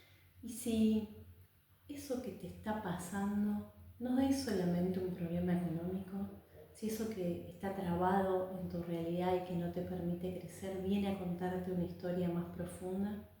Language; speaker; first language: Spanish; native; Spanish